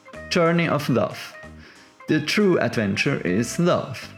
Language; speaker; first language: English; non-native, fluent; German